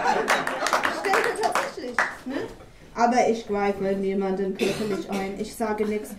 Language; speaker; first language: German; non-native, fluent; English